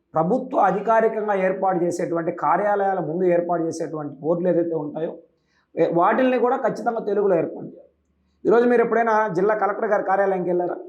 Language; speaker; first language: Telugu; native; Telugu